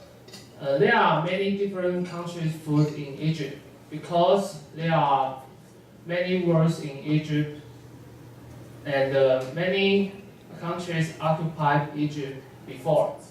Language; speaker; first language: English; non-native, learner; Chinese